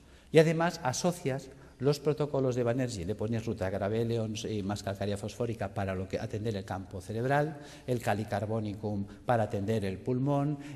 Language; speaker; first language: Spanish; native; Spanish